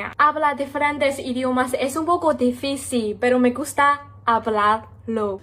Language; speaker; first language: Spanish; non-native, learner; Burmese